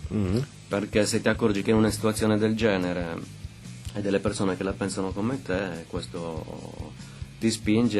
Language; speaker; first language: Italian; native; Italian